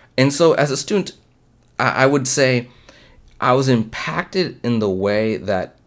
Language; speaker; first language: English; early bilingual, other home language; Hindi